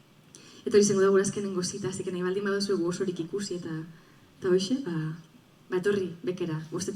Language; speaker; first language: Basque; native; Basque